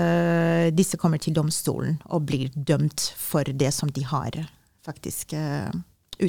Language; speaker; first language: Norwegian; non-native, fluent; Persian